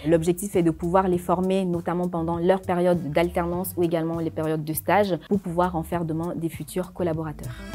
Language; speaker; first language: French; native; French